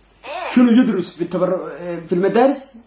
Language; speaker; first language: Arabic; non-native, learner; Somali